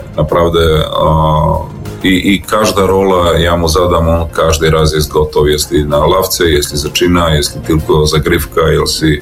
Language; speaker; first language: Polish; non-native, learner; Serbian